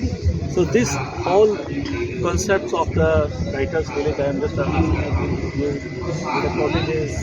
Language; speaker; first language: English; non-native, local second language; Hindi